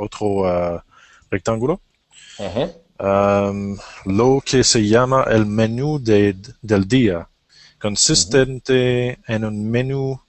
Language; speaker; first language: Spanish; non-native, learner; English